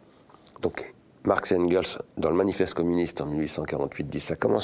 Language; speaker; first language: French; native; French